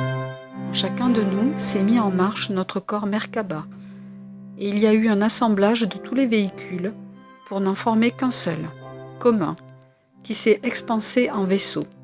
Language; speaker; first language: French; native; French